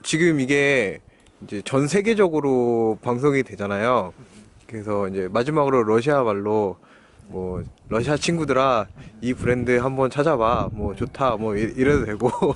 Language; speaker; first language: Korean; native; Korean